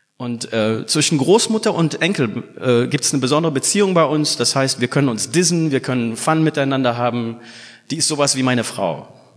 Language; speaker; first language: German; early bilingual, other home language; Fula